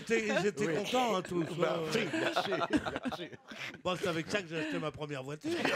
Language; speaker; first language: French; native; French